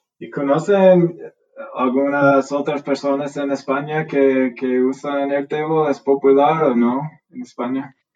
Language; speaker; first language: Spanish; non-native, learner; English